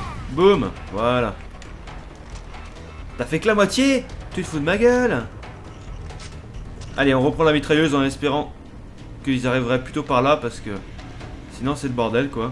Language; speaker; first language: French; native; French